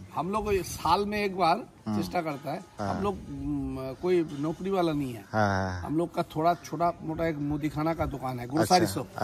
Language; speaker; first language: Hindi; non-native, local second language; Bangla